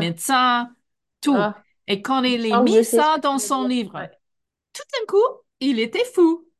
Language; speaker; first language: French; non-native, fluent; English